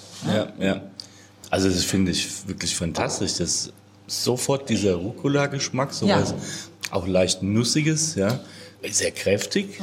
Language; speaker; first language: German; native; German